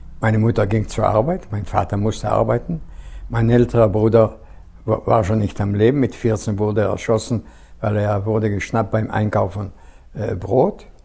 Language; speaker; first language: German; non-native, fluent; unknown